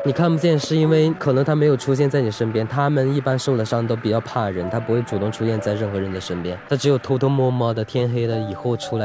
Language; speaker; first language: Chinese; native; Chinese